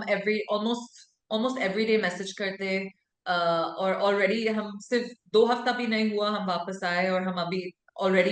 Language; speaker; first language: Hindi; non-native, local second language; English